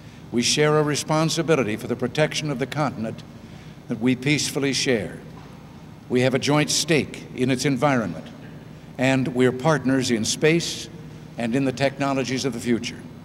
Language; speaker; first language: English; native; English